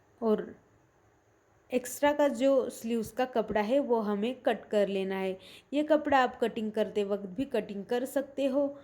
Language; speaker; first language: Hindi; non-native, local second language; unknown